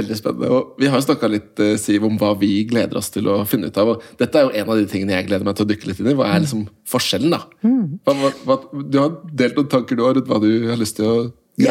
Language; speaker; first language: Norwegian; native; Norwegian